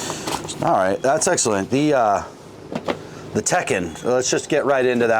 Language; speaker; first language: English; native; English